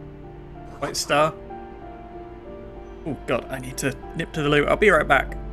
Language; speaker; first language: English; native; English